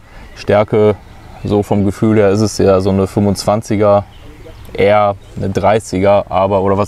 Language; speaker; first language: German; native; German